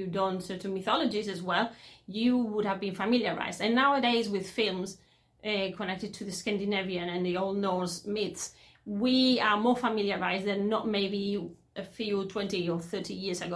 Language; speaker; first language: English; non-native, fluent; Spanish